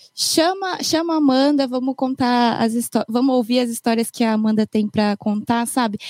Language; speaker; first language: Portuguese; early bilingual, heritage; Japanese